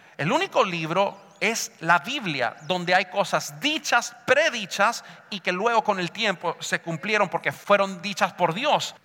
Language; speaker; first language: Spanish; early bilingual, heritage; Spanish